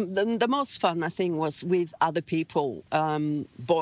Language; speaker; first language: English; non-native, fluent; French